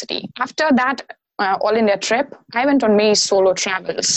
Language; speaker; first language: English; non-native, local second language; Maithili